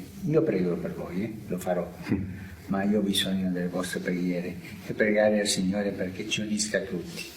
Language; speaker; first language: Italian; non-native, fluent; Spanish